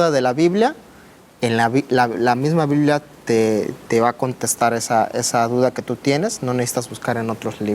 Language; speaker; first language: Spanish; native; Spanish